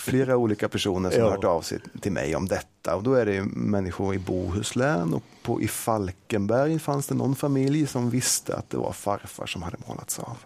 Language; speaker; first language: Swedish; native; Swedish